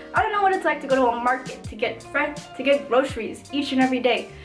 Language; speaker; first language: English; native; English